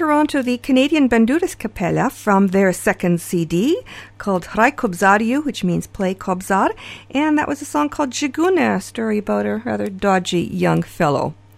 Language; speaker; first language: English; early bilingual, other home language; Ukrainian